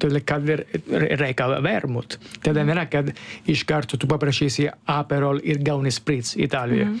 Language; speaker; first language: Lithuanian; non-native, fluent; Italian